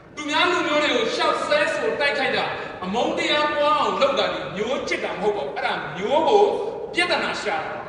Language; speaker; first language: Burmese; non-native, local second language; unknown